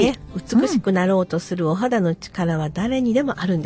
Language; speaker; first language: Japanese; native; Japanese